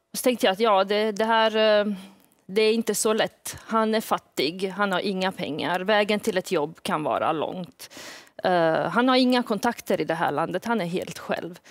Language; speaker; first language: Swedish; early bilingual, other home language; Bosnian